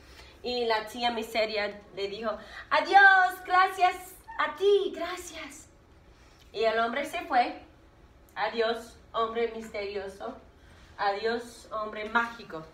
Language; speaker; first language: Spanish; non-native, fluent; English